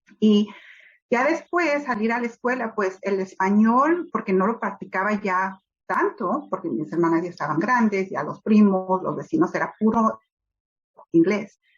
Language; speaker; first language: Spanish; native; Spanish